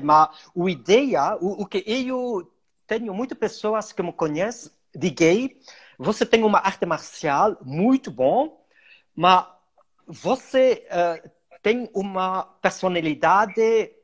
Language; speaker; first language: Portuguese; non-native, learner; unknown